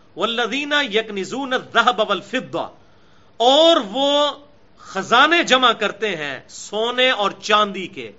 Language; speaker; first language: Urdu; non-native, local second language; Punjabi